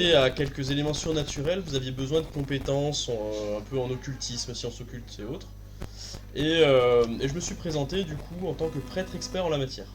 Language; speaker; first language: French; native; French